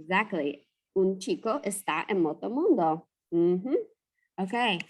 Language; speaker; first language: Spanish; non-native, fluent; English